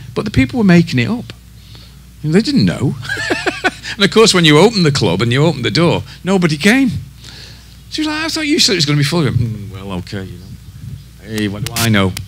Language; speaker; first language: English; native; English